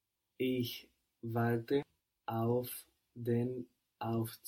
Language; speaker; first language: German; non-native, learner; English